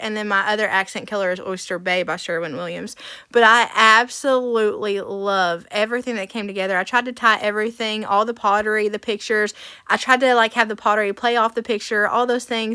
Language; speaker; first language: English; native; English